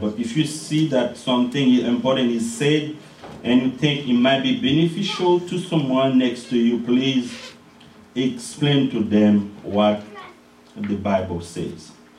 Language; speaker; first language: English; non-native, fluent; Haitian Creole